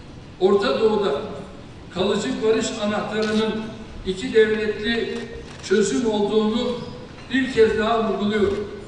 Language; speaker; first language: Turkish; native; Turkish